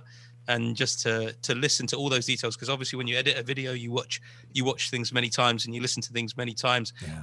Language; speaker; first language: English; native; English